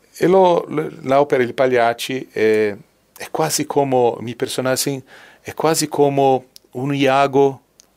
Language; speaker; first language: Italian; non-native, learner; Portuguese